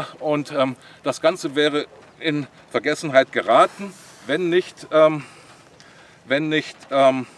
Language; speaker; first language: German; native; German